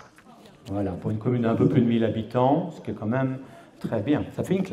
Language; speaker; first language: French; native; French